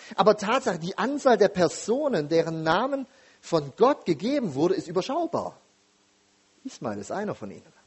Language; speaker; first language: German; native; German